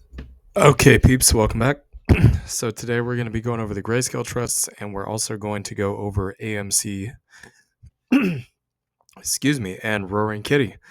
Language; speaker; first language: English; native; English